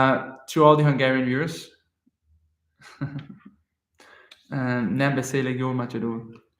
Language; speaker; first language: Hungarian; non-native, learner; Danish